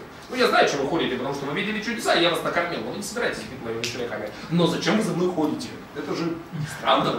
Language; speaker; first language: Russian; native; Russian